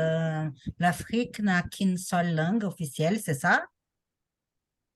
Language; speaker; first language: French; non-native, learner; Portuguese